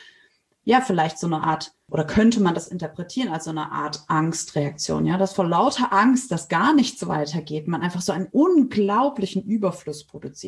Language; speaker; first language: German; native; German